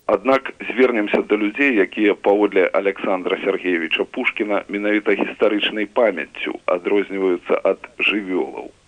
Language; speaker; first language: Belarusian; native; Belarusian